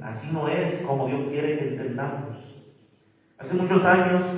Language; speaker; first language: Spanish; native; Spanish